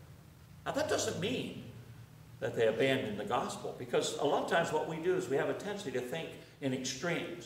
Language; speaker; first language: English; native; English